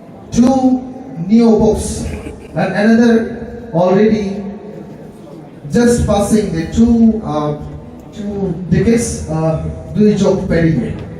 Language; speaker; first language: English; non-native, local second language; Bangla